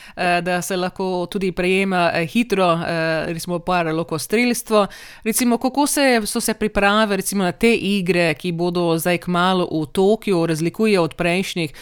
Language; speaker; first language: Slovenian; early bilingual, heritage; Slovenian